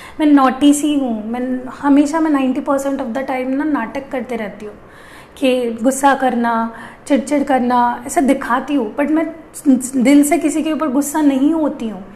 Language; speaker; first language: Hindi; non-native, local second language; Marathi